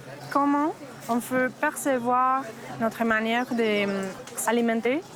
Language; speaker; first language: French; non-native, fluent; Spanish